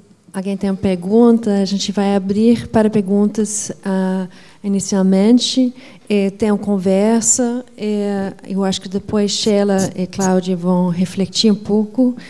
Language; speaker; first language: Portuguese; non-native, fluent; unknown